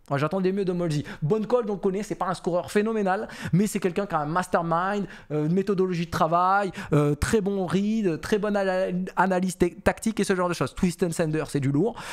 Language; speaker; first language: French; native; French